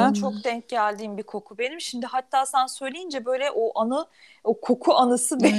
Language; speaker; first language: Turkish; native; Turkish